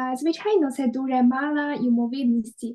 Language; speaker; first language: Ukrainian; non-native, learner; Chinese